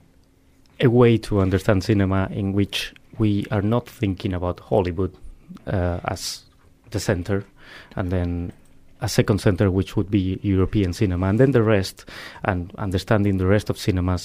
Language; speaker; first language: English; non-native, fluent; Spanish